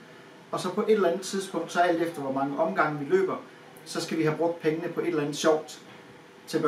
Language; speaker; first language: Danish; native; Danish